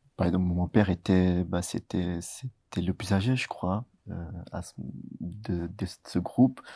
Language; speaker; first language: French; early bilingual, other home language; Tigrinya